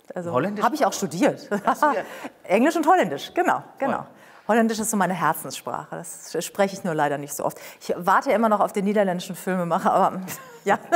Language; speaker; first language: German; native; German